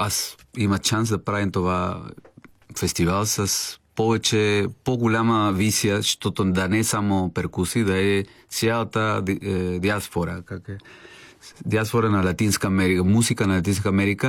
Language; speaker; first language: Bulgarian; non-native, learner; Spanish